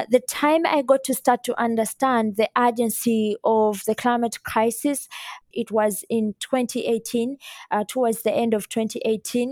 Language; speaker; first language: English; non-native, local second language; Ganda